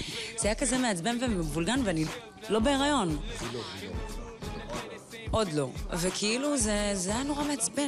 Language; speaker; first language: Hebrew; native; Hebrew